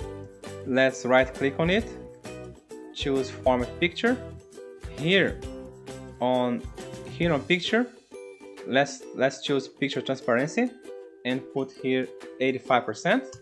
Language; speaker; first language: English; non-native, fluent; Portuguese